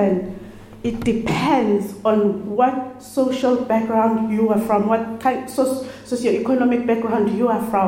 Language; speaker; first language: English; non-native, local second language; Xhosa